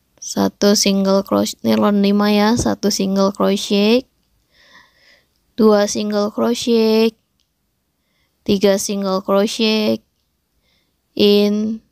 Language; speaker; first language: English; non-native, local second language; Indonesian